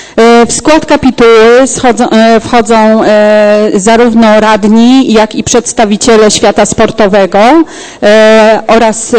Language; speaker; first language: Polish; native; Polish